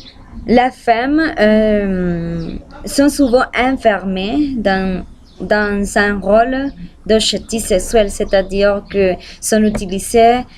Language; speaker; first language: French; non-native, learner; Spanish